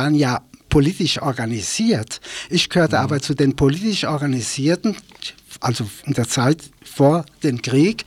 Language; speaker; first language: German; native; German